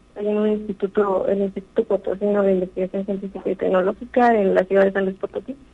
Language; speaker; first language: Spanish; native; Spanish